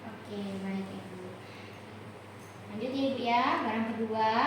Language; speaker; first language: Indonesian; native; Indonesian